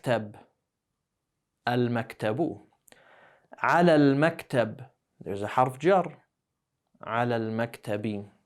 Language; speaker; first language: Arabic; non-native, fluent; English